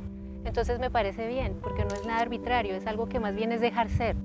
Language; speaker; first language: Spanish; native; Spanish